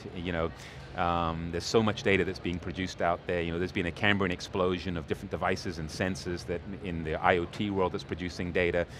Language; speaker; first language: English; native; English